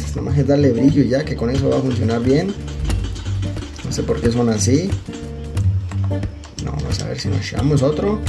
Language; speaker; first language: Spanish; native; Spanish